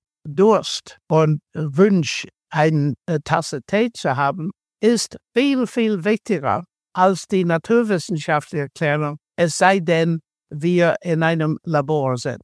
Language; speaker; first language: German; non-native, fluent; English